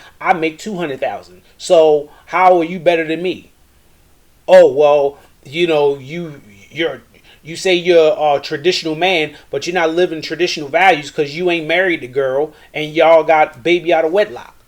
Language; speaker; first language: English; native; English